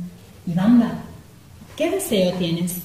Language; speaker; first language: Spanish; native; Spanish